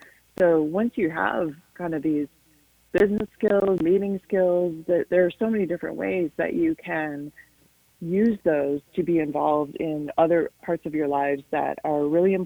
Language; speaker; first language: English; native; English